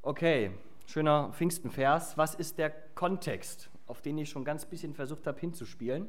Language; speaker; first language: German; native; German